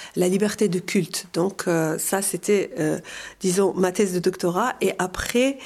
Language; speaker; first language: French; non-native, fluent; Persian